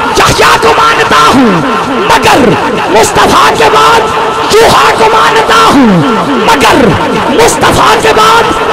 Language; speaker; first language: Urdu; non-native, local second language; Punjabi